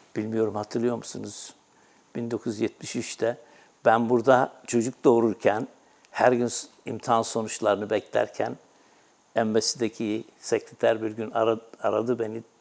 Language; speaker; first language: Turkish; native; Turkish